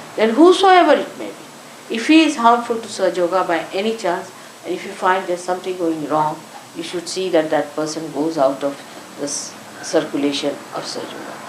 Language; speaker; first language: English; non-native, local second language; Marathi